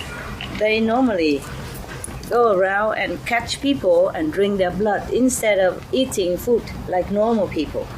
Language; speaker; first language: English; non-native, fluent; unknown